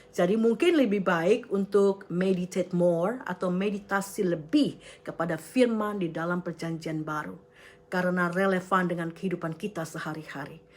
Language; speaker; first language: Indonesian; native; Indonesian